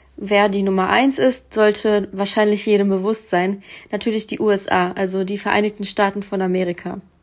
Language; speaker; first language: German; early bilingual, other home language; Russian